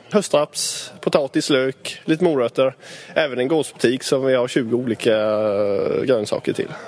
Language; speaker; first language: Swedish; native; Swedish